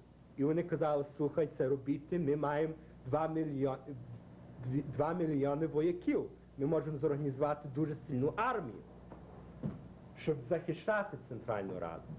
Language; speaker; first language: Ukrainian; early bilingual, heritage; Ukrainian